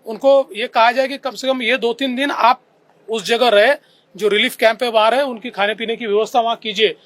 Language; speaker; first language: Hindi; non-native, local second language; Marathi